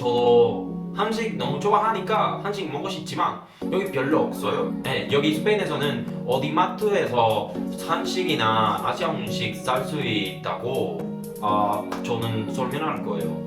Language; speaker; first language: Korean; non-native, learner; Spanish